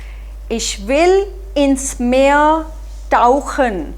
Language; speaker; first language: German; non-native, fluent; Hindi